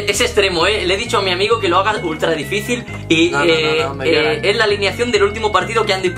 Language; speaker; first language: Spanish; native; Spanish